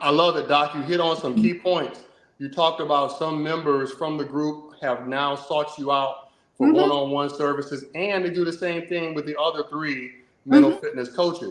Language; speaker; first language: English; native; English